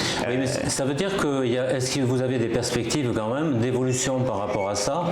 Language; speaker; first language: French; native; French